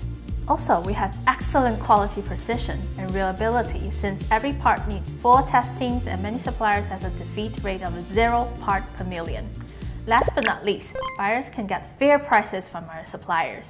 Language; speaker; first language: English; non-native, fluent; Chinese